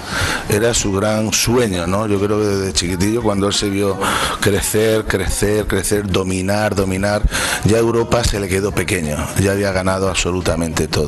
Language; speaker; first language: Spanish; native; Spanish